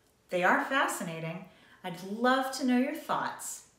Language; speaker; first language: English; native; English